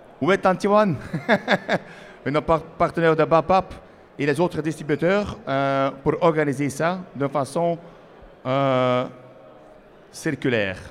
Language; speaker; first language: French; non-native, learner; Dutch